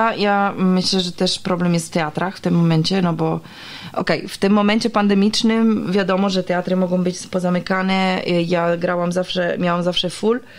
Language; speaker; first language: Polish; early bilingual, heritage; Italian